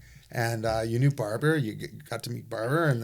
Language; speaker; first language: English; native; English